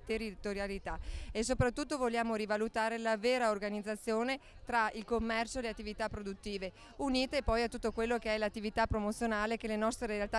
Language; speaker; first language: Italian; native; Italian